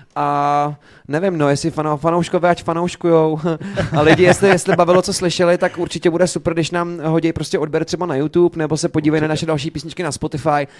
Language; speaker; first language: Czech; native; Czech